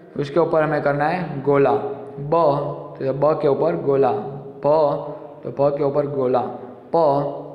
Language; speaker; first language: Hindi; non-native, local second language; Gujarati